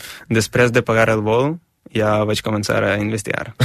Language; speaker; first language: Catalan; non-native, fluent; Ukrainian